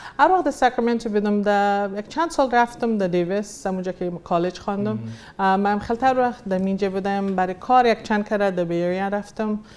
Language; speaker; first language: Persian; early bilingual, heritage; Persian